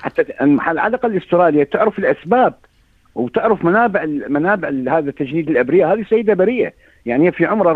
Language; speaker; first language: Arabic; native; Arabic